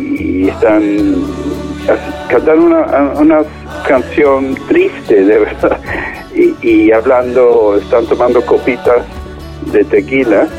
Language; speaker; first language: Spanish; non-native, fluent; English